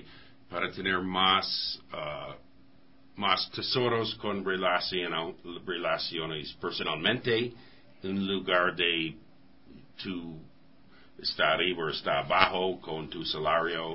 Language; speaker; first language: Spanish; non-native, learner; English